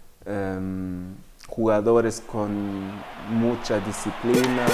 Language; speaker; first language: Spanish; early bilingual, heritage; Spanish